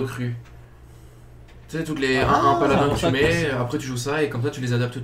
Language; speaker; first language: French; native; French